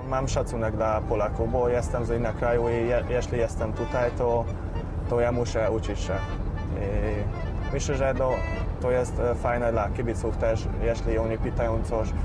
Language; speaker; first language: Polish; non-native, learner; Hungarian